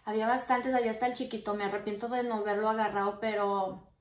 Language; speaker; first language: Spanish; early bilingual, heritage; Spanish